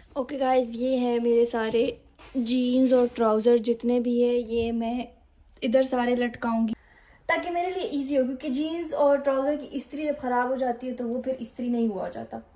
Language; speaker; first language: Urdu; native; Urdu